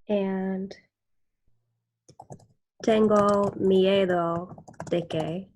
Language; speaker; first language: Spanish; non-native, fluent; English